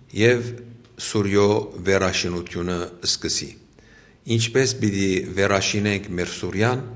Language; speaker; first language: Armenian; early bilingual, heritage; Armenian